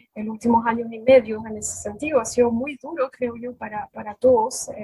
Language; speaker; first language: Spanish; non-native, fluent; French